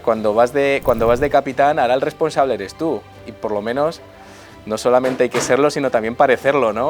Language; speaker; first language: Spanish; native; Spanish